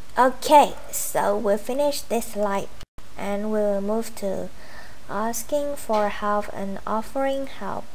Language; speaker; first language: English; non-native, fluent; Vietnamese